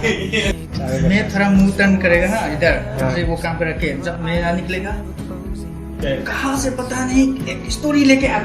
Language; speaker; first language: Hindi; non-native, local second language; Assamese